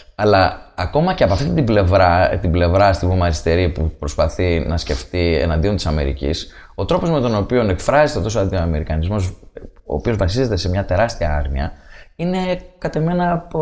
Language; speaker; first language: Greek; native; Greek